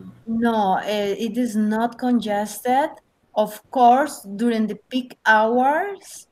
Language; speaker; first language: English; non-native, learner; Spanish